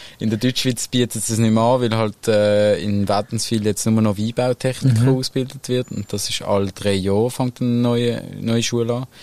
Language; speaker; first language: German; native; German